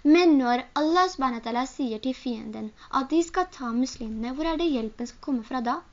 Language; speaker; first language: Norwegian; early bilingual, other home language; Urdu